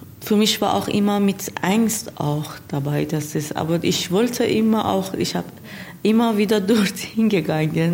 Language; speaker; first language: German; non-native, learner; Persian